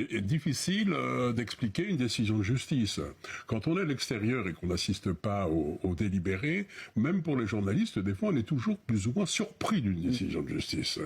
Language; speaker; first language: French; native; French